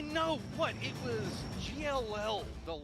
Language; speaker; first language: English; native; English